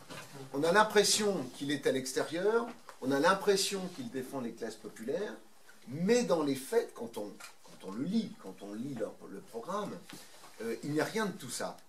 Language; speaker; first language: French; native; French